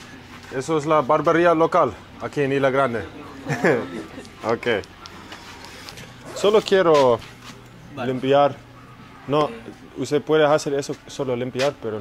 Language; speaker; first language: Spanish; non-native, learner; English